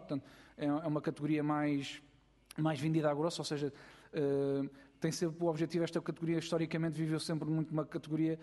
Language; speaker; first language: Portuguese; native; Portuguese